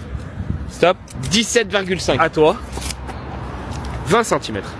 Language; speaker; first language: French; native; French